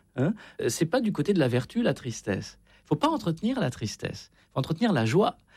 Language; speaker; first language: French; native; French